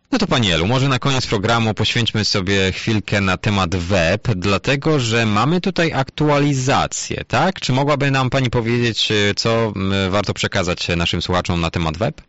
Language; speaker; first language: Polish; native; Polish